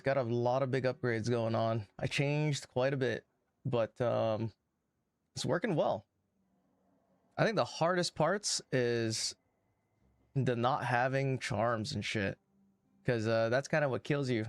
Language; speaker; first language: English; native; English